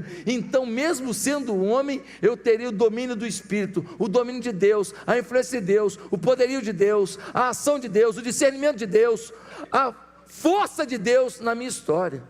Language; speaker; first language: Portuguese; native; Portuguese